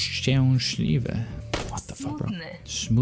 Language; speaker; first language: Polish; non-native, learner; Finnish